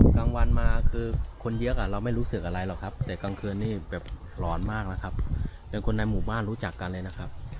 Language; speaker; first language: Thai; non-native, fluent; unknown